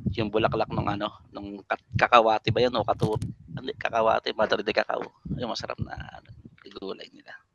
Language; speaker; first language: Filipino; native; Filipino